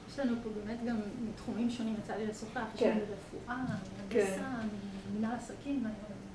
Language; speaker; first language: Hebrew; native; Hebrew